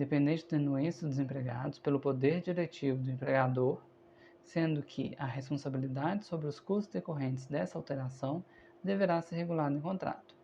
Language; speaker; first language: Portuguese; native; Portuguese